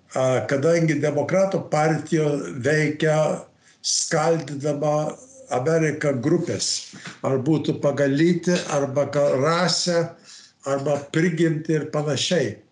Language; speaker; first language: Lithuanian; early bilingual, heritage; Lithuanian